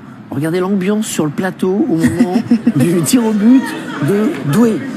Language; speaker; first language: French; native; French